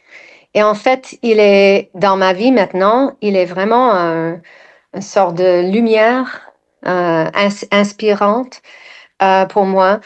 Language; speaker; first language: French; non-native, fluent; English